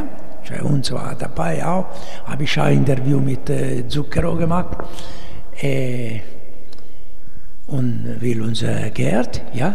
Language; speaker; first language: German; non-native, learner; Italian